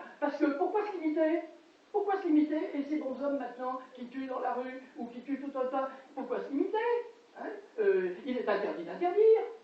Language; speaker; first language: French; native; French